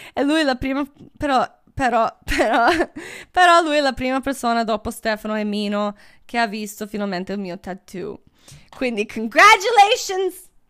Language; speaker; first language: Italian; non-native, fluent; English